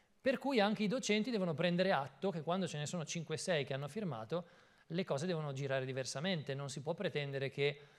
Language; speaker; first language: Italian; native; Italian